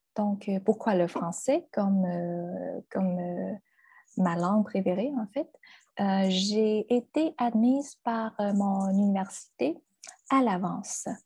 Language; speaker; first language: French; non-native, fluent; Chinese